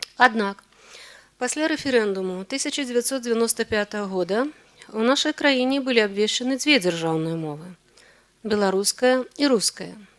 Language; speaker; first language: Belarusian; native; Belarusian